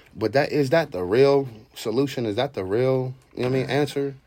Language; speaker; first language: English; native; English